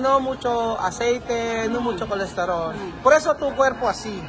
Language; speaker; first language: Spanish; non-native, learner; Filipino